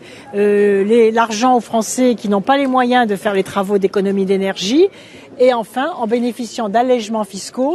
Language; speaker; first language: French; native; French